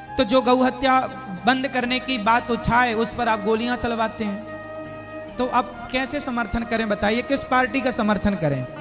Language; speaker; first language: Hindi; native; Hindi